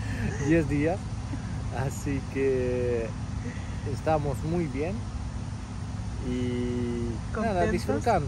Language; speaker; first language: Spanish; native; Spanish